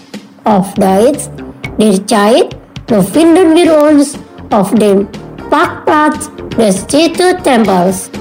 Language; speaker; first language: German; non-native, learner; Indonesian